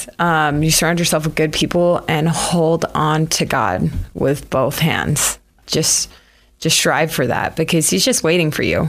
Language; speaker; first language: English; native; English